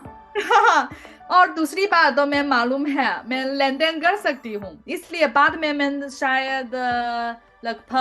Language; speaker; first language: Hindi; non-native, learner; Chinese